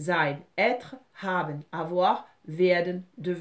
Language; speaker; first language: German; non-native, fluent; French